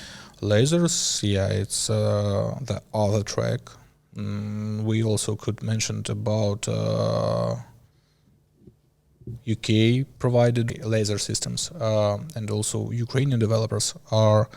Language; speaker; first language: English; non-native, learner; Ukrainian